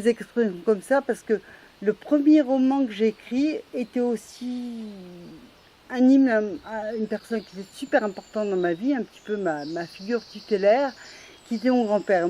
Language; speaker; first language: French; native; French